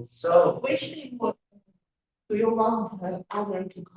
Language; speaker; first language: English; non-native, learner; Chinese